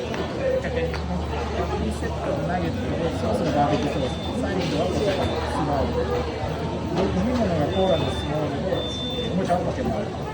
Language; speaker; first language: Japanese; native; Japanese